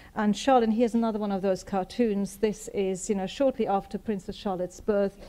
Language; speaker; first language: English; non-native, fluent; German